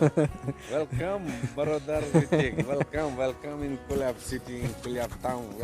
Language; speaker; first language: English; non-native, learner; Tajik